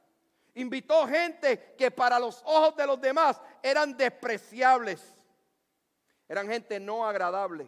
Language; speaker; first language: Spanish; native; Spanish